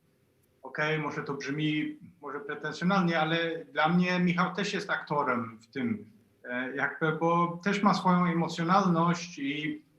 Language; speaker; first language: Polish; non-native, fluent; Swedish